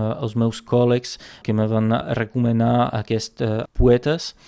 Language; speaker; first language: Catalan; non-native, fluent; Czech